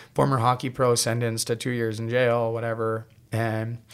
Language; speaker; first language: English; native; English